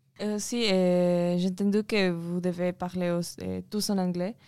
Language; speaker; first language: French; non-native, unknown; Spanish